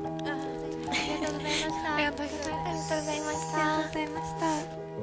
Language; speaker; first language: Japanese; native; Japanese